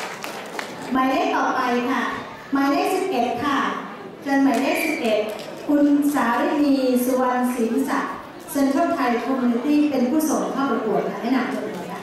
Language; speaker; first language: Thai; native; Thai